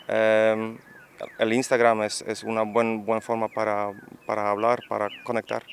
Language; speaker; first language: Spanish; non-native, fluent; Dutch